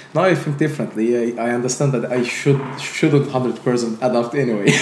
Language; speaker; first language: English; non-native, fluent; Azerbaijani